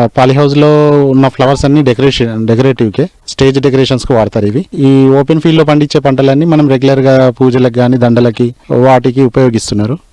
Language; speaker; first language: Telugu; native; Telugu